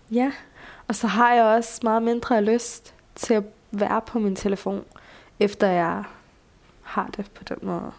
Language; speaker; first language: Danish; early bilingual, other home language; Bulgarian